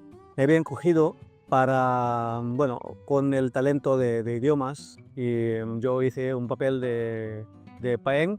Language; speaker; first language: Spanish; non-native, fluent; Filipino